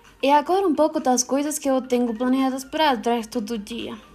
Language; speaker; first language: Portuguese; non-native, learner; Spanish